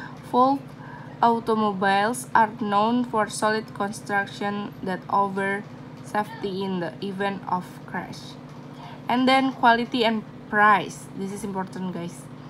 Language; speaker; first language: English; non-native, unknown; Indonesian